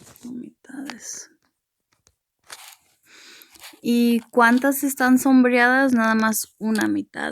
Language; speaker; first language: Spanish; early bilingual, heritage; Spanish